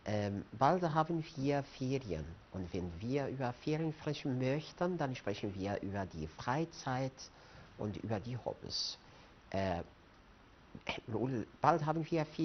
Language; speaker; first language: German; non-native, fluent; Arabic